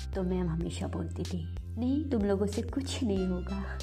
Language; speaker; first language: Hindi; non-native, local second language; Assamese